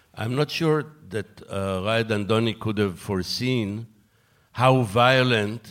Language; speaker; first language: English; non-native, fluent; Hebrew